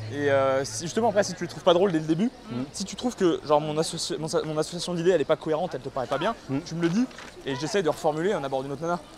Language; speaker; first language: French; native; French